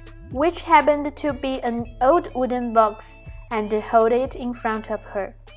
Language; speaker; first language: English; non-native, fluent; Chinese